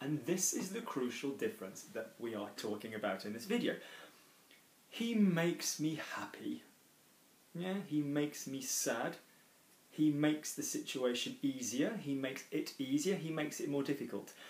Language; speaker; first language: English; native; English